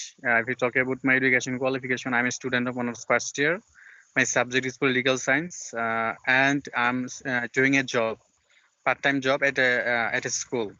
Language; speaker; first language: English; non-native, fluent; Bangla